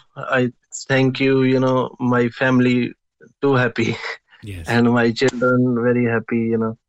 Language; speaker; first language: English; non-native, local second language; Punjabi